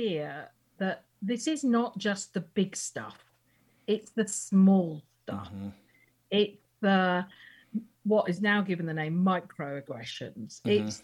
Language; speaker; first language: English; native; English